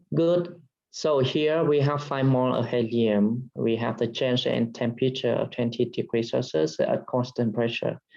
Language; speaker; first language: English; non-native, fluent; Vietnamese